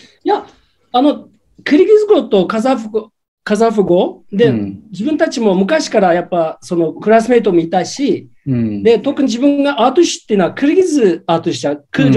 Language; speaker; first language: Japanese; non-native, fluent; Uyghur